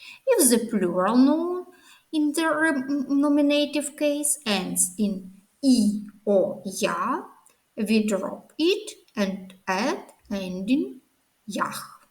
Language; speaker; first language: English; non-native, fluent; Ukrainian